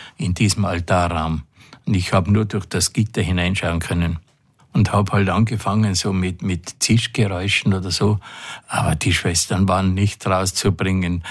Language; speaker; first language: German; native; German